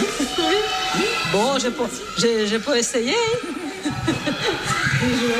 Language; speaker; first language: French; native; French